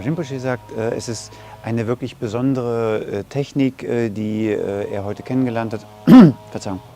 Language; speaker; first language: German; native; German